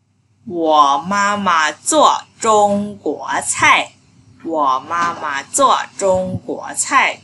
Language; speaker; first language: Chinese; non-native, fluent; Vietnamese